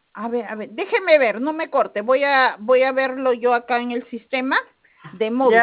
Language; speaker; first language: Spanish; native; Spanish